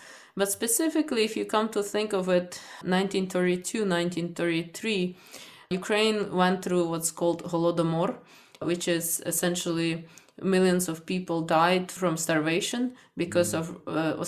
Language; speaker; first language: English; non-native, fluent; Ukrainian